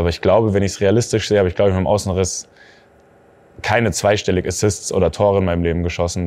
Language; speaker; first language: German; native; German